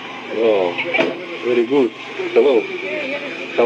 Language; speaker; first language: English; non-native, learner; Russian